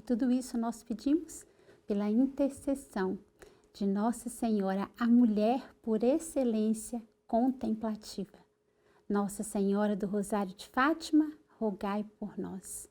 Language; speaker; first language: Portuguese; native; Portuguese